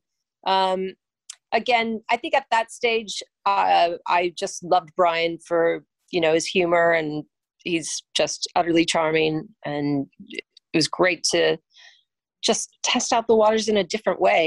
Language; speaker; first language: English; native; English